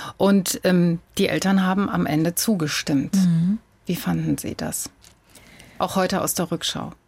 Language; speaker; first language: German; native; German